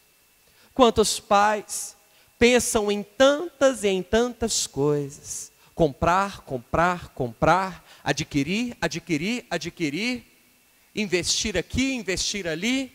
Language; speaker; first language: Portuguese; native; Portuguese